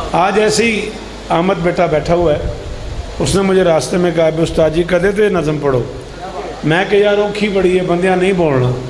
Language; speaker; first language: Urdu; non-native, local second language; Punjabi